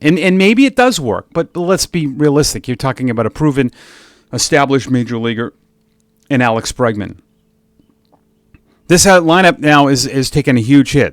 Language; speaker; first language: English; native; English